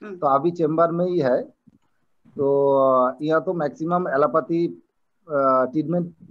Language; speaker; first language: Hindi; non-native, local second language; Bangla